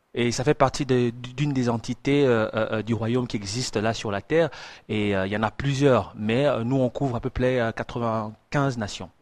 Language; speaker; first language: French; non-native, fluent; English